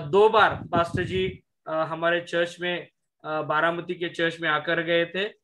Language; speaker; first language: Hindi; non-native, local second language; Marathi